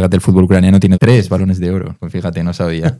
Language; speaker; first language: Spanish; native; Spanish